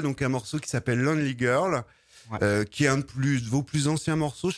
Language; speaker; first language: French; native; French